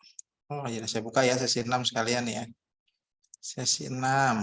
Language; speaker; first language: Indonesian; native; Indonesian